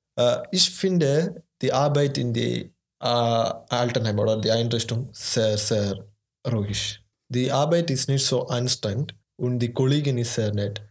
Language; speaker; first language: German; non-native, learner; Malayalam